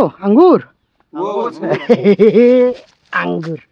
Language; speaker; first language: Hindi; non-native, learner; Bangla